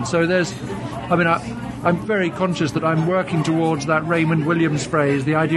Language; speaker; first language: English; native; English